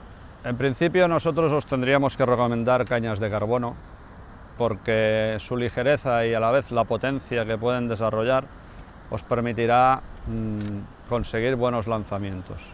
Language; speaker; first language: Spanish; native; Spanish